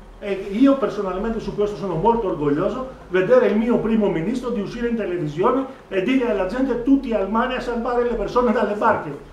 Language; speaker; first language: Italian; non-native, fluent; Greek